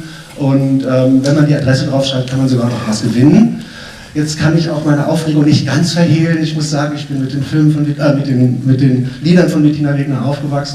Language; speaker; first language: German; native; German